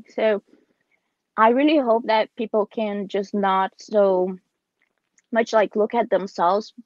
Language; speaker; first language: English; non-native, fluent; Portuguese